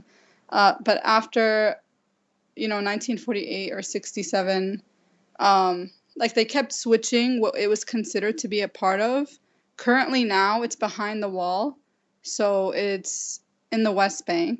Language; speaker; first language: English; native; English